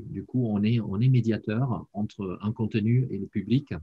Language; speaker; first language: French; non-native, fluent; German